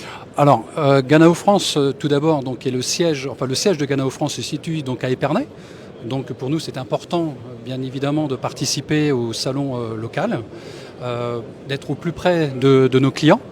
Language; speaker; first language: French; native; French